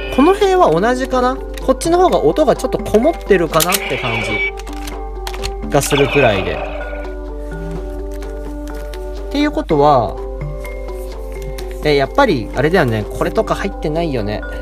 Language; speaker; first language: Japanese; native; Japanese